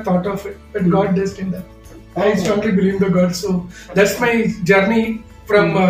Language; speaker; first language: English; non-native, local second language; Tamil